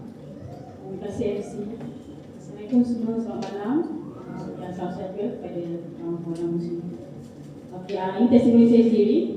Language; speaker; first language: Malay; native; Malay